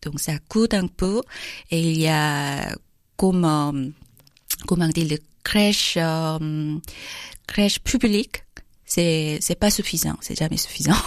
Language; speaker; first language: French; non-native, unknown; Korean